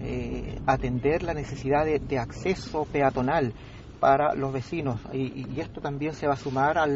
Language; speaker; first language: Spanish; native; Spanish